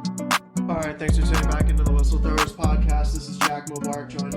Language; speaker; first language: English; native; English